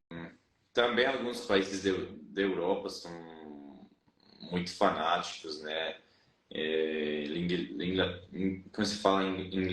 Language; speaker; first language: Portuguese; non-native, fluent; Spanish